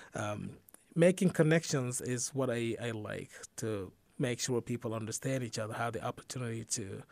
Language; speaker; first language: English; non-native, fluent; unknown